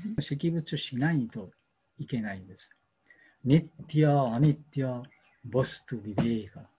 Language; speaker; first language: Japanese; non-native, learner; Bangla